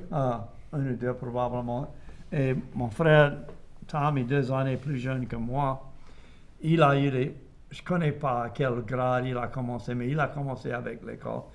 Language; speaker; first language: French; non-native, local second language; English